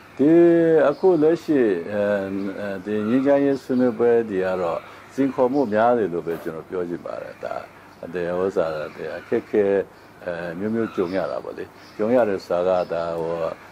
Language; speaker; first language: Burmese; non-native, local second language; Kachin